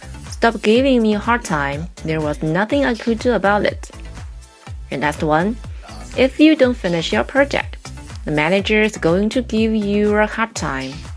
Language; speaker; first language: English; non-native, fluent; Chinese